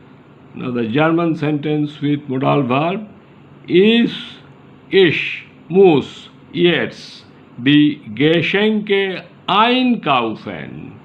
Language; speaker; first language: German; non-native, fluent; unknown